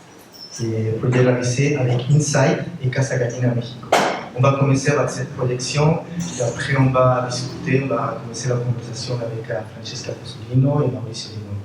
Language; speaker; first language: French; non-native, fluent; Spanish